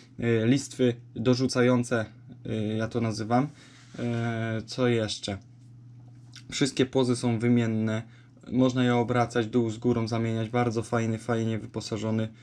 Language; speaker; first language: Polish; native; Polish